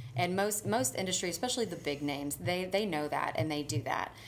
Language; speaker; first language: English; native; English